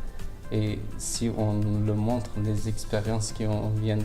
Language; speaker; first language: French; non-native, fluent; Turkish